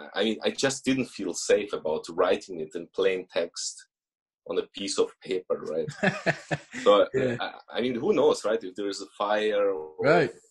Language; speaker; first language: English; early bilingual, other home language; Russian